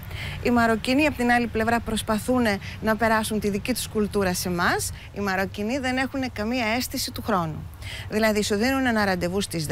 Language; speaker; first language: Greek; native; Greek